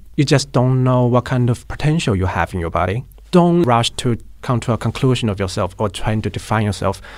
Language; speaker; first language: English; non-native, fluent; Chinese